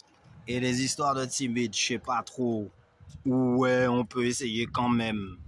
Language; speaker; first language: French; native; French